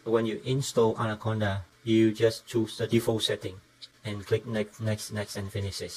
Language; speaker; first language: English; non-native, fluent; Vietnamese